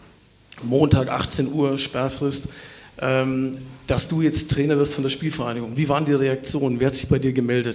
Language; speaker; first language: German; native; German